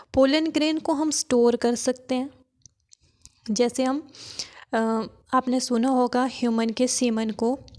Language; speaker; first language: Hindi; native; Hindi